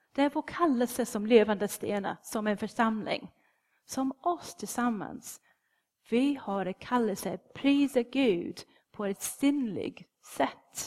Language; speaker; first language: Swedish; non-native, fluent; English